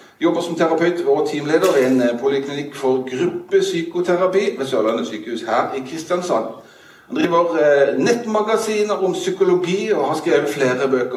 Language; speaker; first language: Norwegian; native; Norwegian